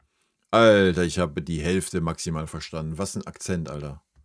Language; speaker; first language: German; native; German